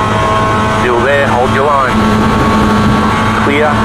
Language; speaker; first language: English; native; English